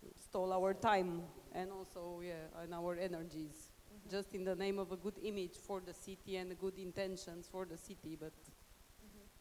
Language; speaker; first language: English; non-native, fluent; Romanian